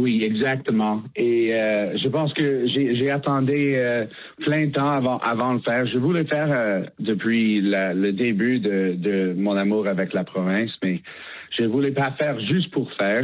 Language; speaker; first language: French; non-native, fluent; English